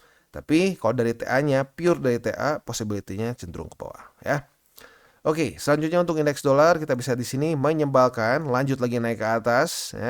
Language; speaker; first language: Indonesian; native; Indonesian